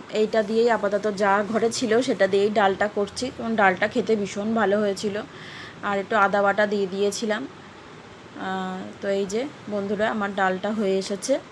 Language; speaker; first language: Bangla; native; Bangla